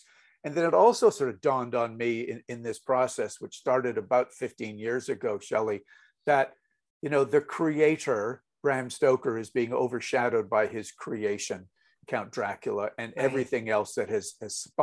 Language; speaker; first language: English; native; English